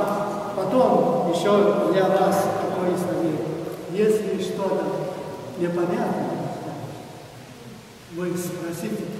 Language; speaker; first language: Russian; non-native, fluent; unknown